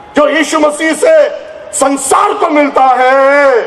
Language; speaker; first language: Hindi; non-native, local second language; Marathi